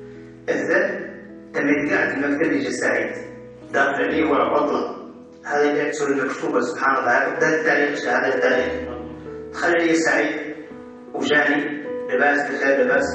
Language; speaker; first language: Arabic; native; Arabic